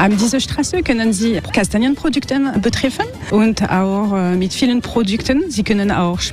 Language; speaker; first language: German; non-native, learner; French